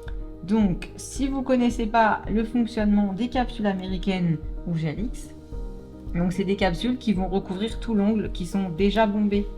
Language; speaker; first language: French; native; French